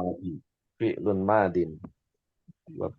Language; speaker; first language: Arabic; non-native, learner; Indonesian